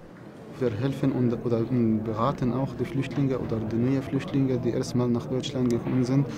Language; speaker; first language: German; non-native, fluent; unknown